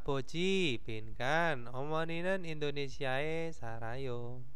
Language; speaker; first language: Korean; non-native, fluent; Indonesian